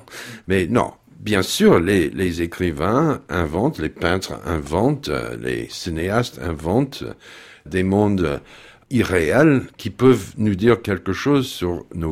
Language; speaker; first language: French; non-native, fluent; English